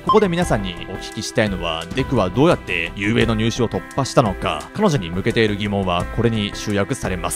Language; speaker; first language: Japanese; native; Japanese